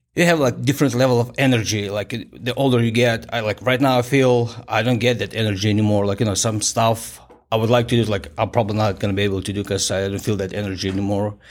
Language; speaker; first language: English; non-native, fluent; Ukrainian